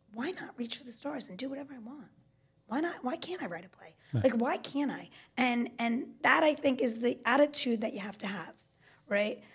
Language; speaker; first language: English; native; English